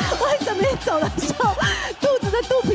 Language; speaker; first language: Chinese; native; Chinese